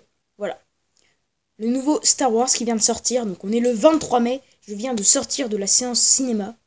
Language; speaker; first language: French; native; French